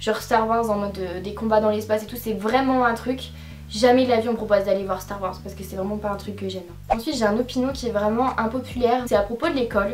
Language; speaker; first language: French; native; French